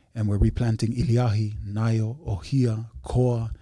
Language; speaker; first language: English; early bilingual, other home language; Hindi